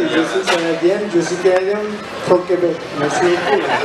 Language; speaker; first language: French; non-native, learner; Romanian